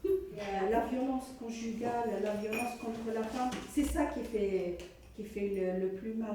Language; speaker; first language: French; early bilingual, other home language; Arabic